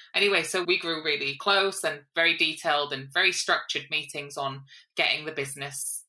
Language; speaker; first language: English; native; English